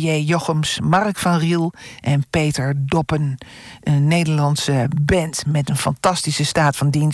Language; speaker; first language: Dutch; native; Dutch